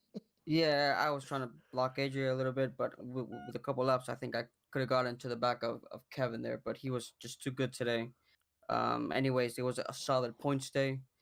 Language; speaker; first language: English; native; English